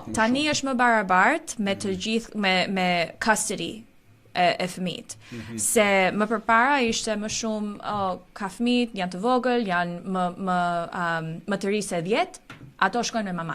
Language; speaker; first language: Albanian; early bilingual, heritage; Albanian